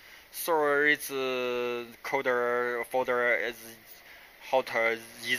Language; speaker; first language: English; non-native, learner; Chinese